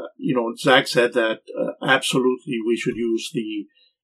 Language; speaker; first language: English; non-native, fluent; Spanish